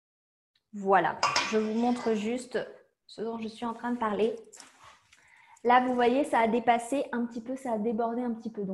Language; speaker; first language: French; native; French